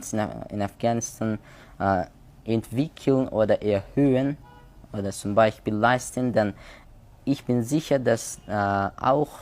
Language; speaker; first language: German; non-native, learner; Persian